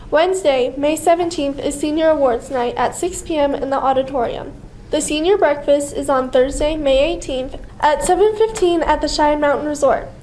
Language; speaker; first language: English; native; English